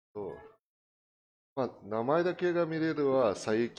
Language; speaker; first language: Japanese; non-native, fluent; Portuguese